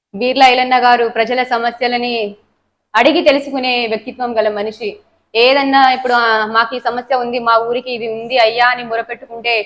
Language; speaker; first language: Telugu; non-native, local second language; Lambadi